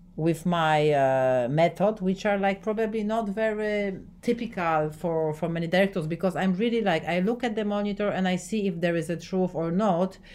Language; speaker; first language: English; non-native, fluent; Polish